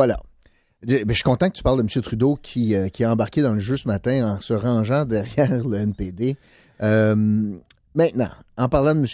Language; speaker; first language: French; native; French